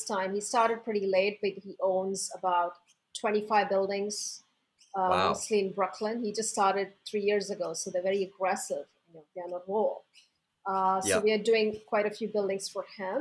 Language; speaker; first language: English; non-native, local second language; Hindi